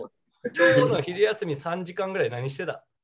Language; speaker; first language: Japanese; native; Japanese